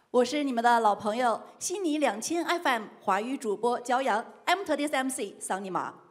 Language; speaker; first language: Chinese; native; Chinese